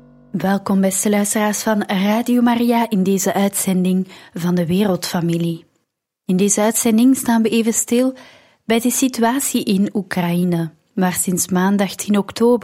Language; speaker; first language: Dutch; native; Dutch